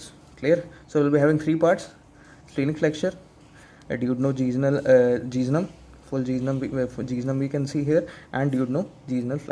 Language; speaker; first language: English; non-native, local second language; Hindi